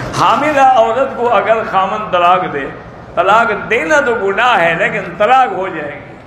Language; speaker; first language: Urdu; native; Urdu